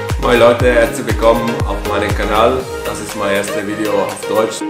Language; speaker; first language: German; non-native, fluent; Italian